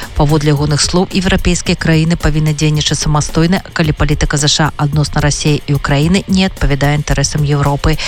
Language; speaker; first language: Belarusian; native; Belarusian